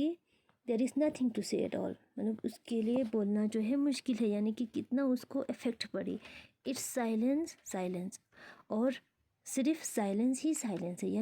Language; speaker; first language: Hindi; non-native, local second language; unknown